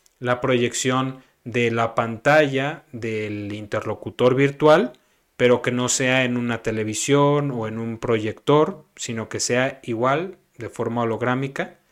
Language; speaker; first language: Spanish; native; Spanish